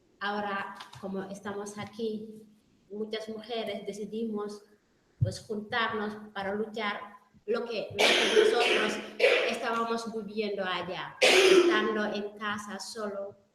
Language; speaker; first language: Spanish; non-native, fluent; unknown